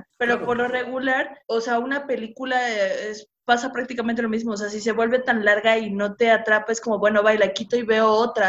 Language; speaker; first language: Spanish; native; Spanish